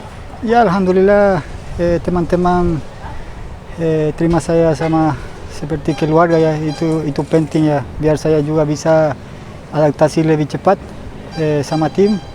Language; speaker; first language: Indonesian; non-native, fluent; Spanish